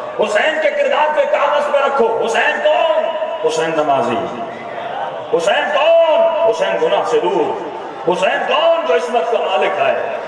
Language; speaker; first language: Urdu; non-native, local second language; Sindhi